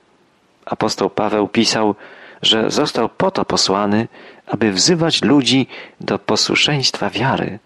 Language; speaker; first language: Polish; native; Polish